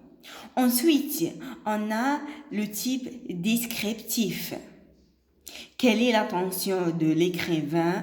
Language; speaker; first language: French; non-native, local second language; Arabic